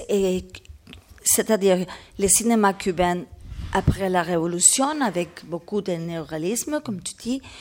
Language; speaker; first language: French; non-native, learner; Spanish